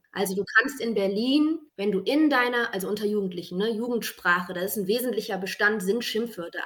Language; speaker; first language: German; native; German